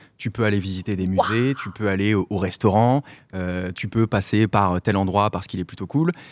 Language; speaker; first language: French; native; French